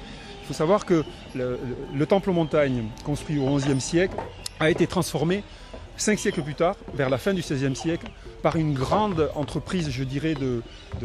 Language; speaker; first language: French; native; French